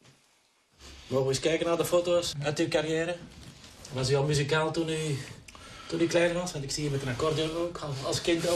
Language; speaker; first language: Dutch; native; Dutch